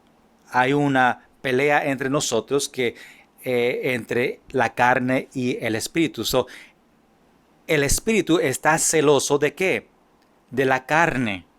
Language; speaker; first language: Spanish; non-native, fluent; English